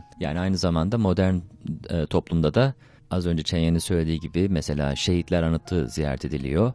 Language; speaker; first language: Turkish; non-native, local second language; Chinese